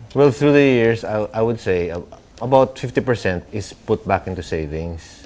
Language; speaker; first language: English; non-native, local second language; Filipino